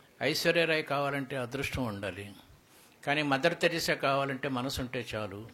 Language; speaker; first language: Telugu; native; Telugu